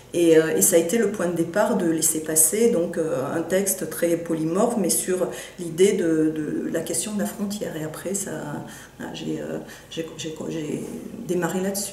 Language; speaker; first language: French; native; French